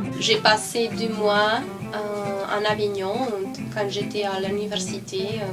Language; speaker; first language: French; non-native, learner; Spanish